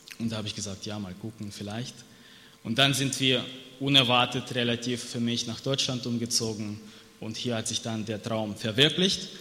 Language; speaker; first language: German; non-native, fluent; Russian